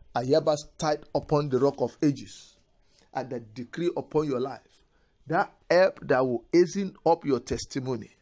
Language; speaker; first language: English; non-native, local second language; Yoruba